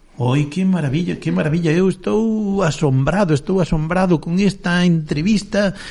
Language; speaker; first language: Galician; native; Galician